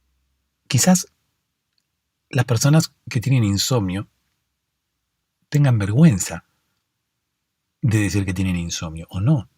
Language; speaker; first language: Spanish; native; Spanish